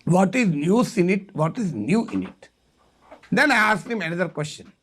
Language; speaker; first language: English; non-native, local second language; Telugu